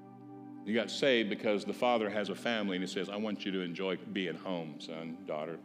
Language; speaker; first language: English; native; English